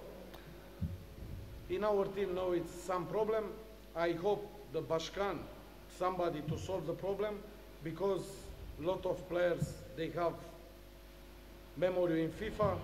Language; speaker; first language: English; non-native, learner; Romanian